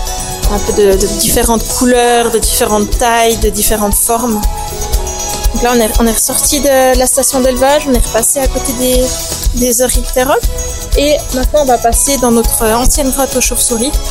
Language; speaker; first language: French; native; French